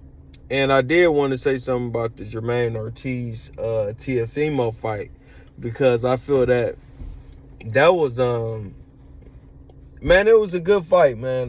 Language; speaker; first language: English; native; English